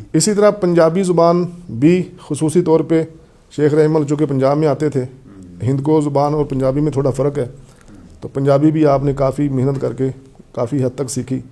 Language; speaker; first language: Urdu; non-native, local second language; Punjabi